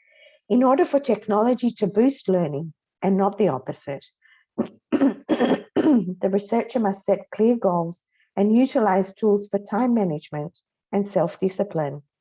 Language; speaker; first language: English; non-native, fluent; Hebrew